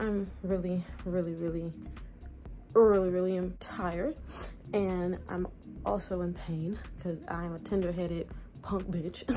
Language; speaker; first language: English; native; English